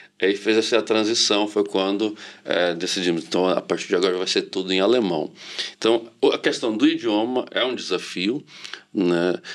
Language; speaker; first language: Portuguese; native; Portuguese